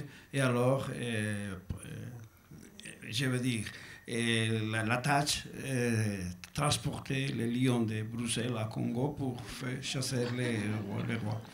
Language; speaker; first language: French; non-native, learner; Basque